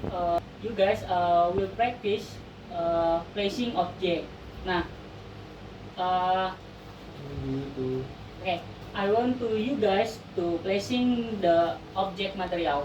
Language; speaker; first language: English; non-native, learner; Indonesian